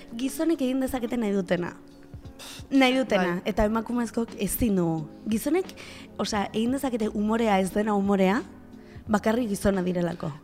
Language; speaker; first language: Basque; non-native, local second language; Spanish